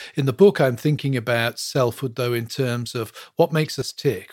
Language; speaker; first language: English; native; English